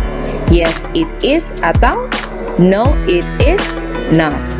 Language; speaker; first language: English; non-native, fluent; Indonesian